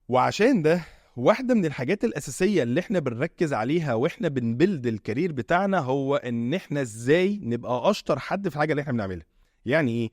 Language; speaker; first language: Arabic; native; Arabic